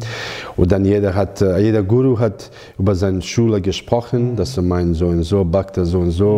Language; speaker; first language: German; non-native, learner; Croatian